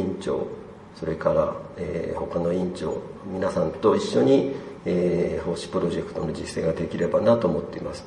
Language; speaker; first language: Japanese; native; Japanese